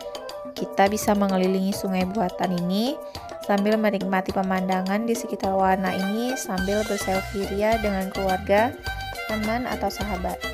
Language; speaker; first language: Indonesian; native; Indonesian